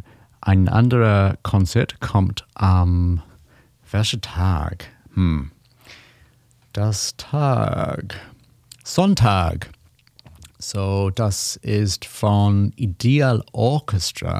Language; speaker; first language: German; non-native, learner; English